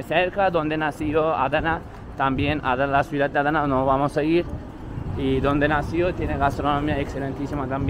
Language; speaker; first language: Spanish; non-native, fluent; Turkish